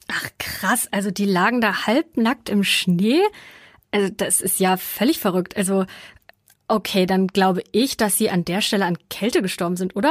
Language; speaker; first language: German; native; German